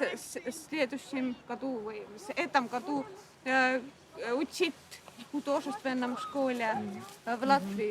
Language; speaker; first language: Russian; non-native, learner; Latvian